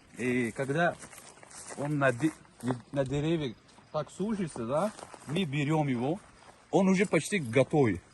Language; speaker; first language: Russian; non-native, local second language; Tajik